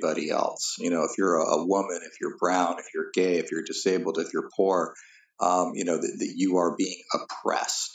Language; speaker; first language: English; native; English